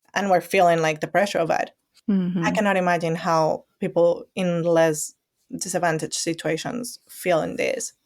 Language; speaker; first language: English; non-native, fluent; Spanish